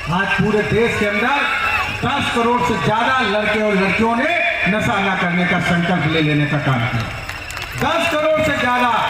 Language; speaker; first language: Hindi; native; Hindi